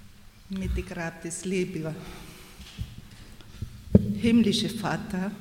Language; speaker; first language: German; non-native, learner; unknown